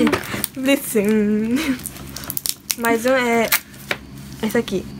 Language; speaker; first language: Portuguese; early bilingual, heritage; Portuguese